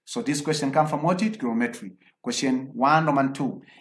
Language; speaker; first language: English; non-native, local second language; Swahili